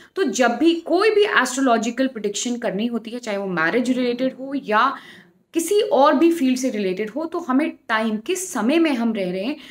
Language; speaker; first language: Hindi; native; Hindi